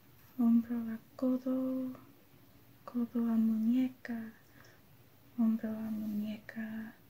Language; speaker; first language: Spanish; non-native, learner; English